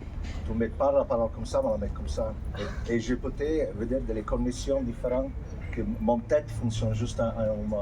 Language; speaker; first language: French; non-native, fluent; Italian